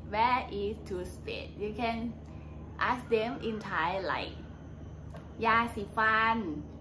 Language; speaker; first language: English; non-native, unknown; Thai